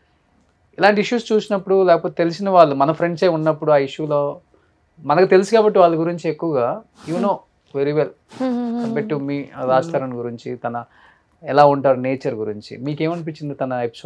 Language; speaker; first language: Telugu; native; Telugu